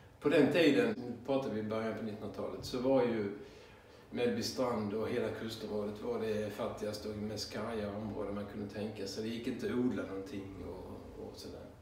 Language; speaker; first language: Swedish; native; Swedish